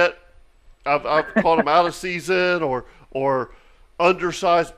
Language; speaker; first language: English; native; English